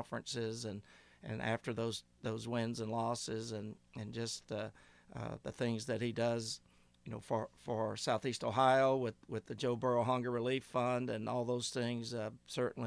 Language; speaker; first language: English; native; English